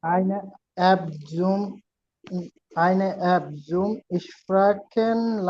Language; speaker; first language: German; non-native, learner; Bangla